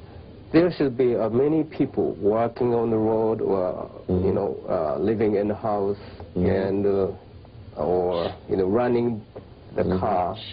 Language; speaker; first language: English; non-native, fluent; Japanese